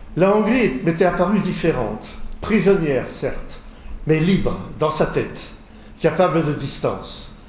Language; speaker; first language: French; native; French